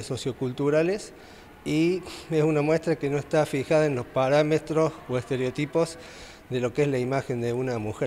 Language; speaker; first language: Spanish; native; Spanish